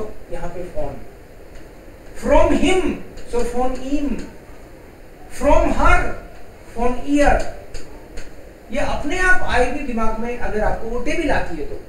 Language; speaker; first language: Hindi; non-native, local second language; Gujarati